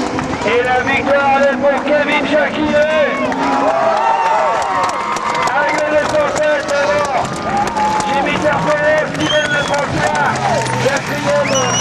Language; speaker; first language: French; native; French